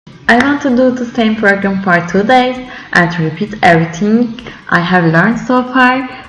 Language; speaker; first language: English; non-native, learner; Turkish